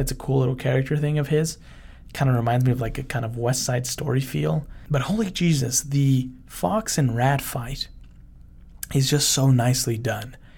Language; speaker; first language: English; early bilingual, other home language; Spanish